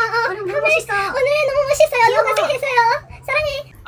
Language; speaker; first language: Korean; non-native, learner; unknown